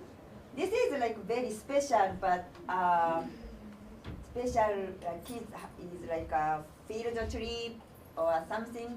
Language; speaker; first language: English; non-native, learner; Japanese